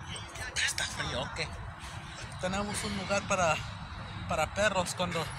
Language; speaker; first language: Spanish; early bilingual, heritage; Spanish